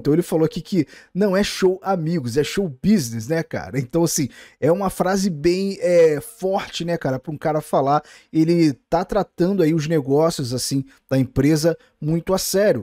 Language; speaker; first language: Portuguese; native; Portuguese